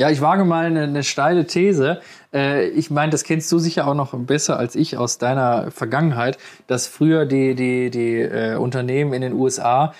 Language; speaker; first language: German; native; German